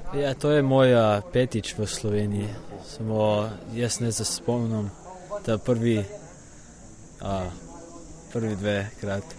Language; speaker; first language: Slovenian; early bilingual, heritage; Slovenian